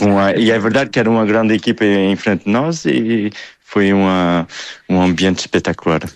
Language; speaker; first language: Portuguese; early bilingual, heritage; Portuguese